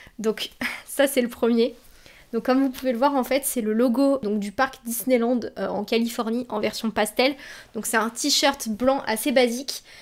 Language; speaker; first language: French; native; French